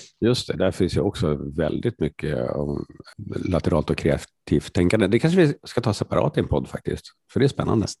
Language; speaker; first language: Swedish; native; Swedish